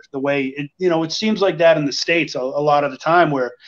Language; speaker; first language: English; native; English